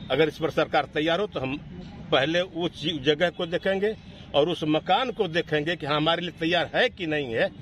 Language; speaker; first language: Hindi; native; Hindi